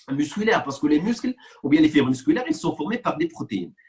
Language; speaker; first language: French; non-native, local second language; Arabic